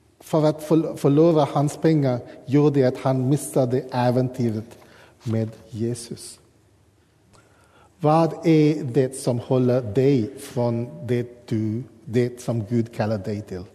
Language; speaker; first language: Swedish; non-native, fluent; English